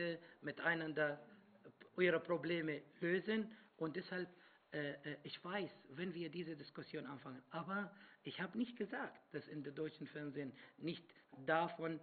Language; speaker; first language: German; non-native, fluent; Arabic